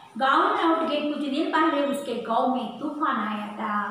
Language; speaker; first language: Hindi; non-native, local second language; Telugu